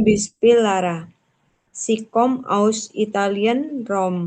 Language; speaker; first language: German; non-native, learner; Indonesian